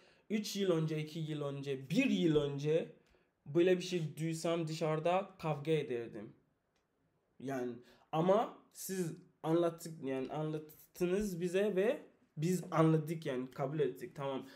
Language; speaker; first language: Turkish; non-native, learner; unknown